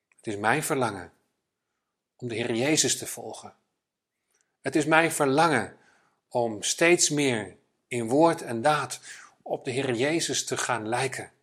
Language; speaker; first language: Dutch; native; Dutch